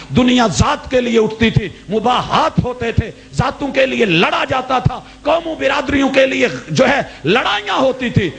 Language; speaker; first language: Urdu; non-native, local second language; Punjabi